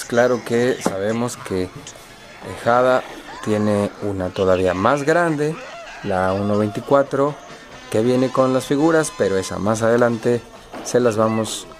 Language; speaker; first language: Spanish; native; Spanish